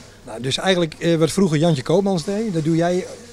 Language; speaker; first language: Dutch; native; Dutch